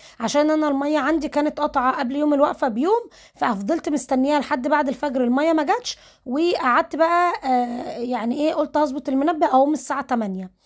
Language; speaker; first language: Arabic; native; Arabic